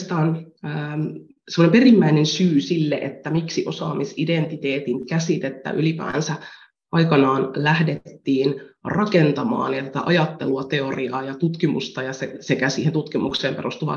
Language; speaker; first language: Finnish; native; Finnish